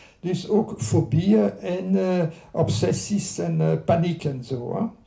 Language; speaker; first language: Dutch; non-native, local second language; French